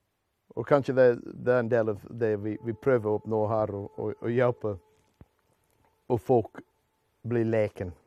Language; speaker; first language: Norwegian; non-native, fluent; English